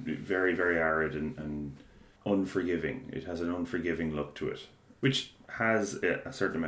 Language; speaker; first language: English; native; English